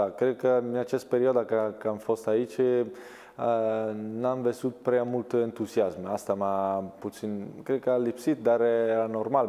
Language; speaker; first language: Romanian; non-native, learner; Italian